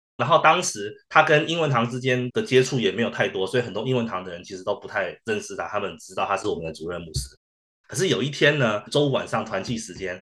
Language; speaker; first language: Chinese; early bilingual, heritage; Chinese